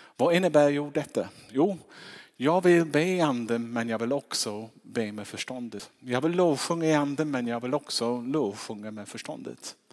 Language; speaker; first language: Swedish; non-native, fluent; English